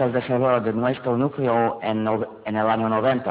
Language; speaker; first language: Spanish; non-native, fluent; English